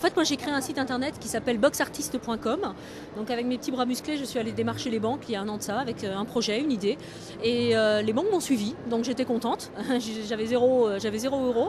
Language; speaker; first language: French; native; French